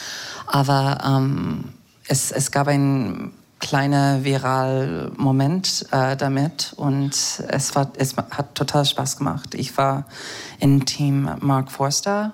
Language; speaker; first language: German; non-native, fluent; English